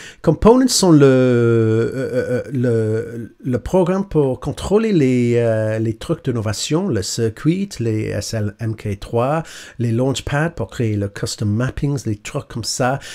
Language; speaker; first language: French; non-native, learner; English